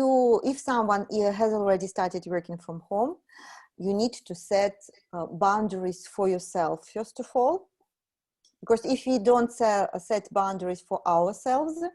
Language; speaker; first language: English; non-native, fluent; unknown